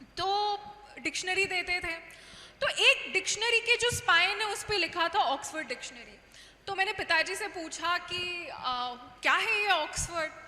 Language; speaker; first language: Hindi; non-native, local second language; Kannada